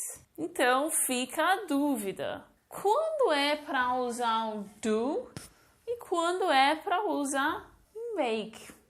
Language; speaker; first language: Portuguese; non-native, fluent; English